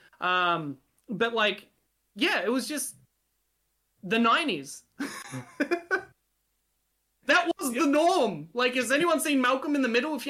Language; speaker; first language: English; non-native, local second language; Hungarian